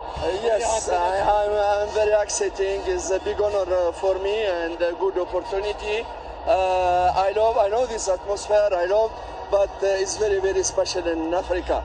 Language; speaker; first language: English; non-native, learner; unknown